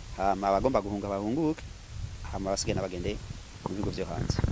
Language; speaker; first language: Rundi; non-native, local second language; Swahili